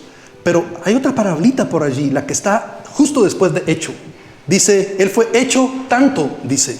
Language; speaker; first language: Spanish; native; Spanish